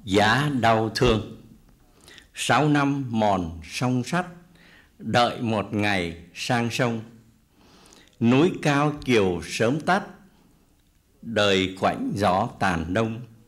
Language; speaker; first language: Vietnamese; native; Vietnamese